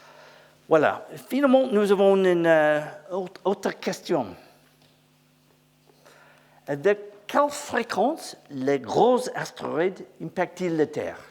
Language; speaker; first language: French; non-native, learner; English